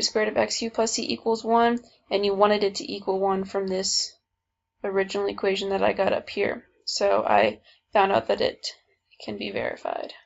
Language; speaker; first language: English; native; English